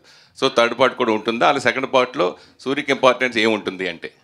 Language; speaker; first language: Telugu; native; Telugu